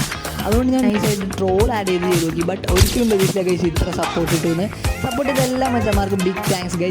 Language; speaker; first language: Malayalam; native; Malayalam